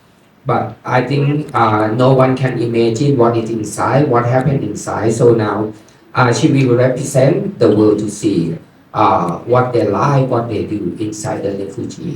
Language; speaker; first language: English; non-native, learner; Thai